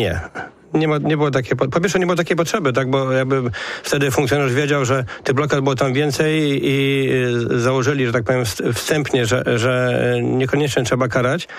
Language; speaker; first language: Polish; native; Polish